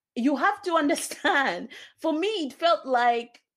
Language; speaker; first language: English; non-native, local second language; Swahili